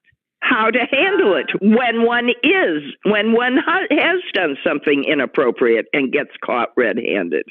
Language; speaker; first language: English; native; English